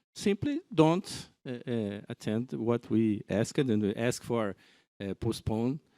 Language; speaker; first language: English; non-native, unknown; Portuguese